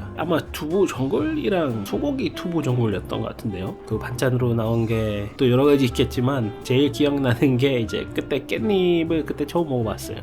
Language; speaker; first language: Korean; non-native, fluent; Malay